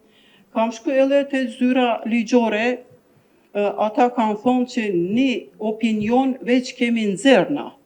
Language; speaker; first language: Albanian; non-native, local second language; Turkish